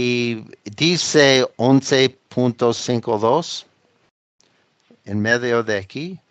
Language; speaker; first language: Spanish; non-native, fluent; English